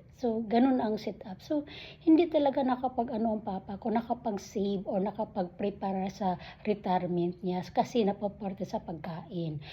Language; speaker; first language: Filipino; non-native, local second language; Cebuano